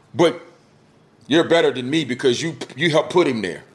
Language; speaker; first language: English; native; English